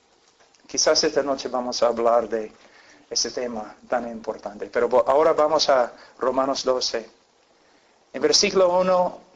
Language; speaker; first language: Spanish; non-native, fluent; English